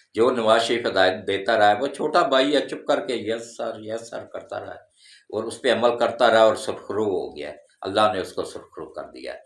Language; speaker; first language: Urdu; non-native, local second language; Punjabi